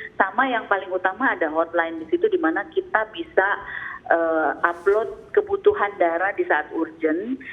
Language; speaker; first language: Indonesian; native; Indonesian